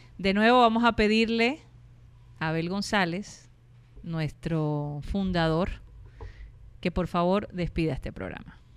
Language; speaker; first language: Spanish; native; Spanish